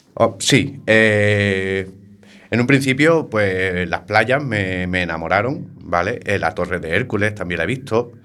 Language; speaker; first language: Spanish; native; Spanish